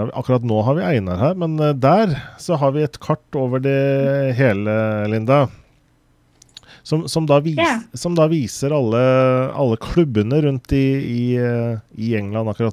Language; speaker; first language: Norwegian; native; Norwegian